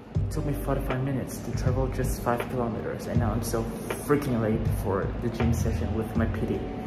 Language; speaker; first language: English; non-native, fluent; Vietnamese